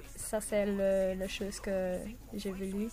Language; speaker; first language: French; non-native, learner; English